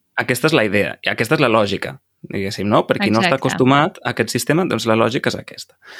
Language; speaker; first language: Catalan; native; Catalan